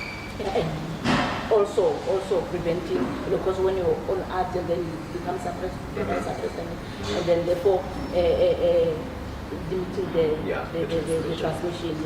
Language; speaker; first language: English; non-native, local second language; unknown